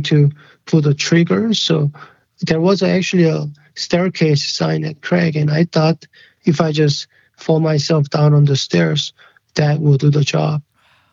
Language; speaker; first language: English; early bilingual, other home language; Korean